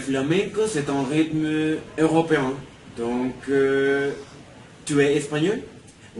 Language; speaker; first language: French; non-native, learner; Spanish